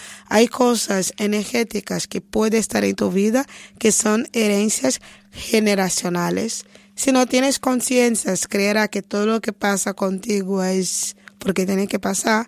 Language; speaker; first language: Spanish; non-native, fluent; Portuguese